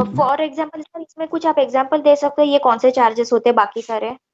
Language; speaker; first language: Hindi; non-native, local second language; Marathi